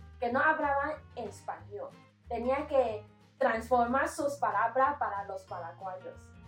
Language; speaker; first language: Spanish; non-native, learner; Chinese